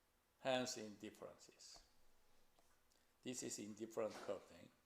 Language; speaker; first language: English; non-native, fluent; Korean